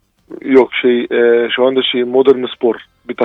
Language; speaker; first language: Turkish; non-native, fluent; Arabic